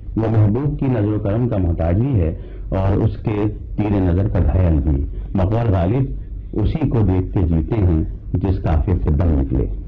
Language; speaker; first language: Urdu; native; Urdu